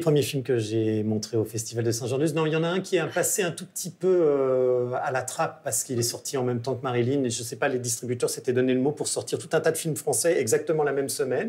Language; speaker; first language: French; native; French